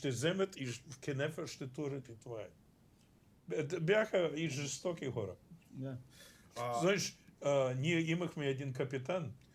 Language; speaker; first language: Bulgarian; non-native, fluent; English